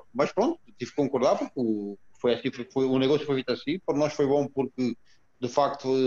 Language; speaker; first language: Portuguese; non-native, fluent; Romanian